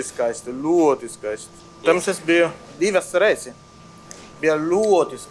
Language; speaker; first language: Latvian; non-native, learner; Italian